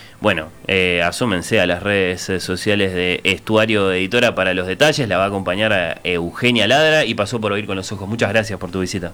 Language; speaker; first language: Spanish; native; Spanish